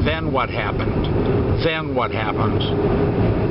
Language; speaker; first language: English; native; English